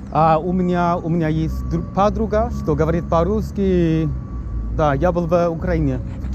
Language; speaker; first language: Russian; non-native, learner; English